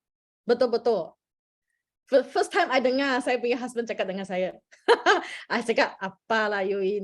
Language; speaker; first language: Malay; non-native, local second language; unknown